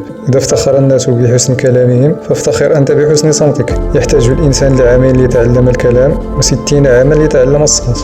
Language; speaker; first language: Arabic; native; Arabic